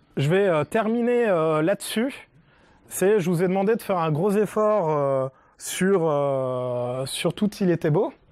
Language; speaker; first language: French; native; French